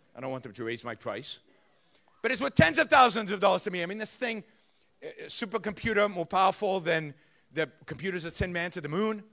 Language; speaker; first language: English; non-native, fluent; Hebrew